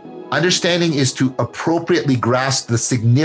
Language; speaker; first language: English; native; English